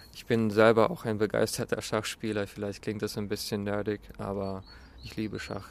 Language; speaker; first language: German; early bilingual, other home language; Russian